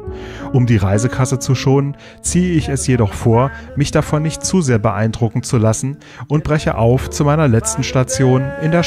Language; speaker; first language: German; native; German